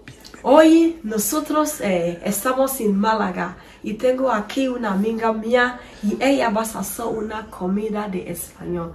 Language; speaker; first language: Spanish; non-native, learner; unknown